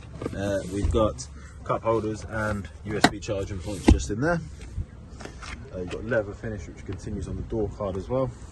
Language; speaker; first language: English; native; English